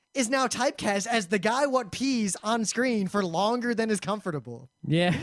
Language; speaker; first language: English; native; English